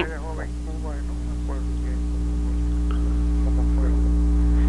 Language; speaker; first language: Spanish; native; Spanish